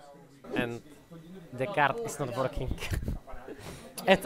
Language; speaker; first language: English; non-native, fluent; Czech